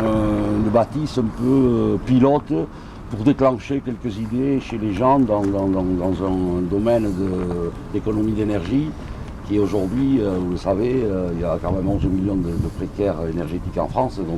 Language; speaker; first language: French; native; French